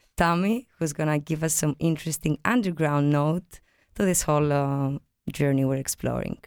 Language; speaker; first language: English; non-native, fluent; Greek